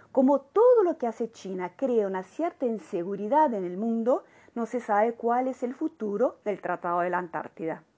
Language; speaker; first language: Spanish; non-native, fluent; Portuguese